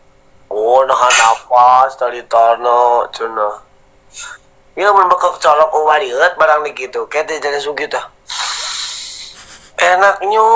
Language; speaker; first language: Indonesian; non-native, local second language; Sundanese